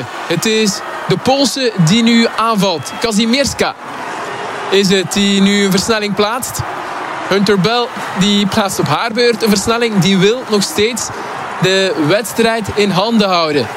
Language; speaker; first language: Dutch; native; Dutch